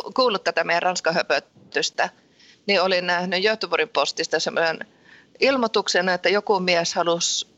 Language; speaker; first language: Finnish; early bilingual, heritage; Finnish